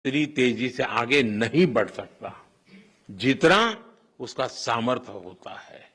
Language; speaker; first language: Hindi; non-native, local second language; Gujarati